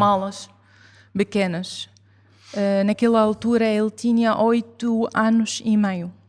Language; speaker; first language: Portuguese; non-native, fluent; Arabic